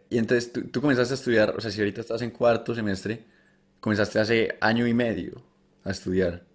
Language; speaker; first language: Spanish; native; Spanish